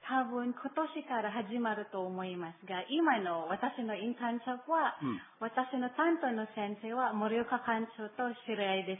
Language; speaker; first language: Japanese; non-native, learner; Filipino